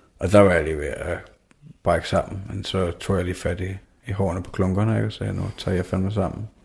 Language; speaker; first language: Danish; native; Danish